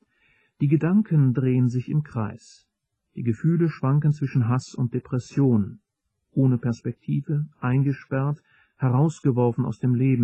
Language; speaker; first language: German; native; German